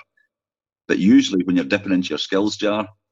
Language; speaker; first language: English; native; English